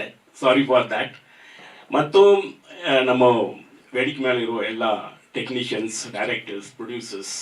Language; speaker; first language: Kannada; non-native, fluent; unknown